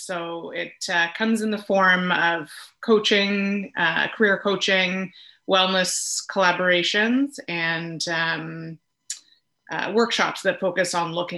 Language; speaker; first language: English; native; English